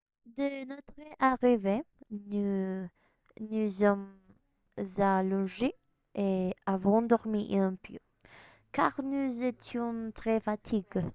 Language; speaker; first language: French; non-native, learner; Spanish